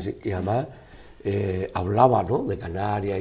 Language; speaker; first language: Spanish; native; Spanish